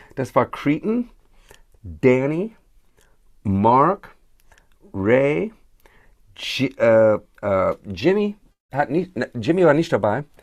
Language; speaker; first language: German; non-native, fluent; English